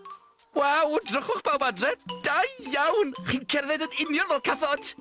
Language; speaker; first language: Welsh; native; Welsh